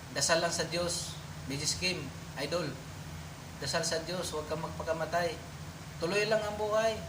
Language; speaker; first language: Filipino; non-native, local second language; Cebuano